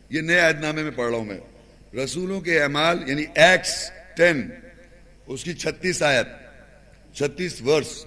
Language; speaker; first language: Urdu; native; Urdu